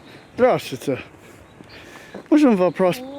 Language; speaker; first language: Russian; non-native, learner; English